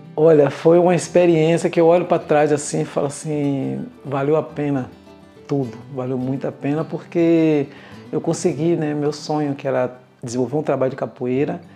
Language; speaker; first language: Portuguese; native; Portuguese